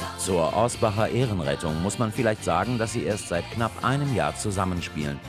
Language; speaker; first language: German; native; German